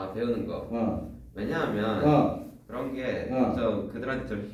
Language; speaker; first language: Korean; native; Korean